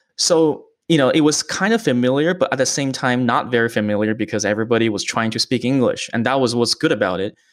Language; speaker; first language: English; early bilingual, other home language; Chinese